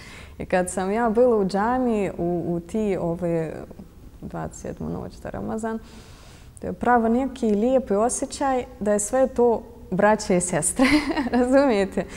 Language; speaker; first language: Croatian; non-native, fluent; Russian